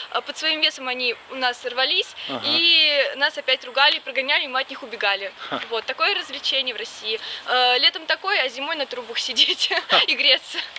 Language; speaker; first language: Russian; native; Russian